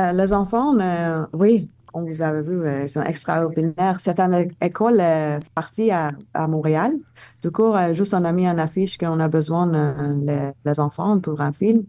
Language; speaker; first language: French; non-native, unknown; Persian